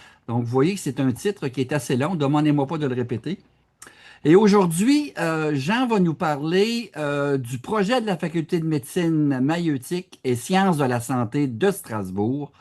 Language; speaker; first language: French; native; French